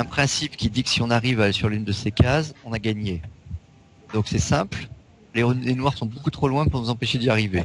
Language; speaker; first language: French; native; French